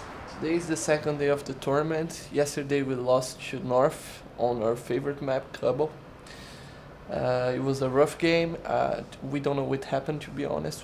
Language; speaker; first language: English; non-native, fluent; Portuguese